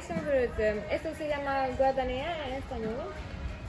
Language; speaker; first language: Spanish; non-native, learner; Japanese